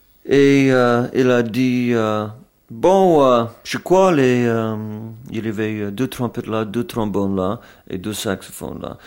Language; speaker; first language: French; non-native, fluent; English